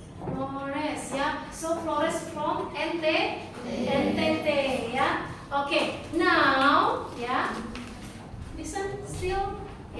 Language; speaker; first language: English; non-native, learner; Indonesian